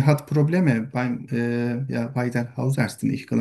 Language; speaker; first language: German; non-native, learner; Turkish